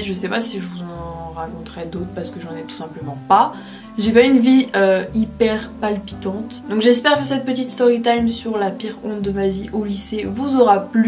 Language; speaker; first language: French; native; French